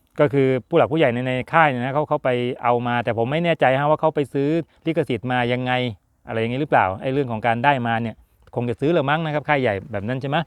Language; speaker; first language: Thai; native; Thai